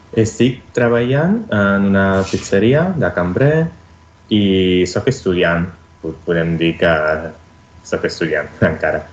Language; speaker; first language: Catalan; non-native, learner; Italian